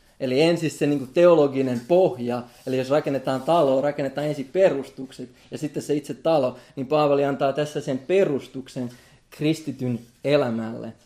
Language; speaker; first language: Finnish; non-native, local second language; Swedish